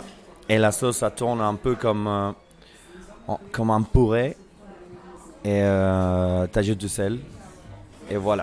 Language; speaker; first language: French; non-native, fluent; Spanish